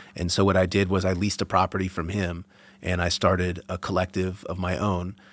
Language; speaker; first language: English; native; English